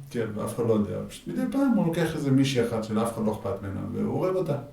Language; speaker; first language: Hebrew; native; Hebrew